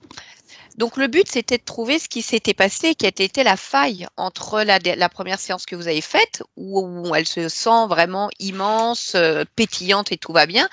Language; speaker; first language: French; native; French